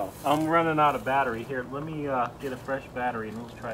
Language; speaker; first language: English; native; English